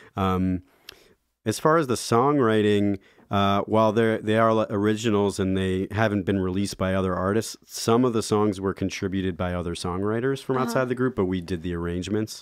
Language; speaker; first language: English; native; English